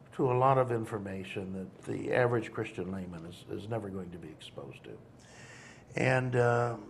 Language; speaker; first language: English; native; English